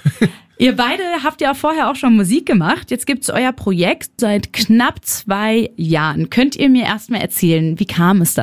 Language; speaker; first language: German; native; German